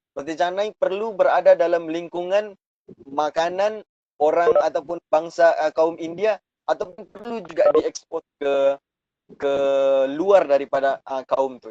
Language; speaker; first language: Malay; native; Malay